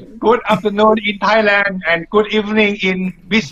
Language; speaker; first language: English; non-native, learner; Thai